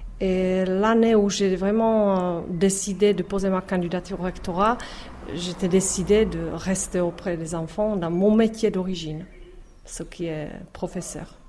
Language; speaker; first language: French; non-native, fluent; Czech